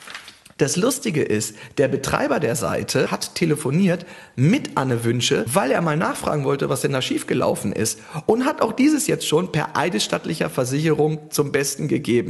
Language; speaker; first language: German; native; German